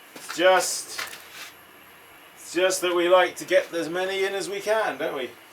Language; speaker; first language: English; native; English